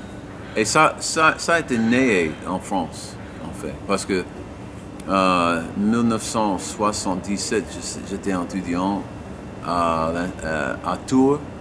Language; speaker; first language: French; non-native, learner; English